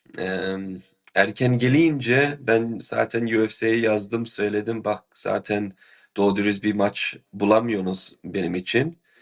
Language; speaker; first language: Turkish; early bilingual, heritage; Turkish